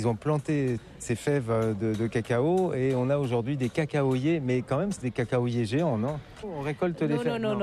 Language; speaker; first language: French; native; French